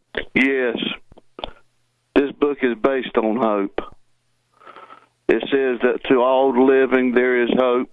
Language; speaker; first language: English; native; English